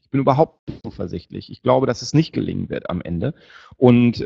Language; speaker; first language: German; native; German